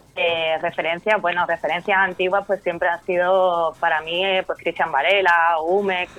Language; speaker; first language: Spanish; native; Spanish